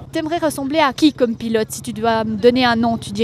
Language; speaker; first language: French; native; French